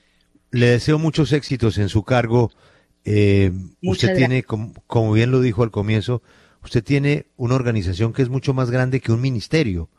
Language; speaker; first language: Spanish; native; Spanish